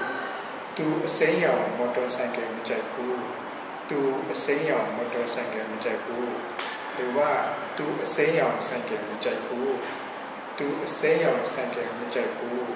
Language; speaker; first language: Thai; non-native, fluent; Burmese